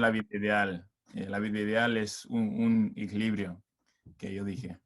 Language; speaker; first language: Spanish; non-native, learner; English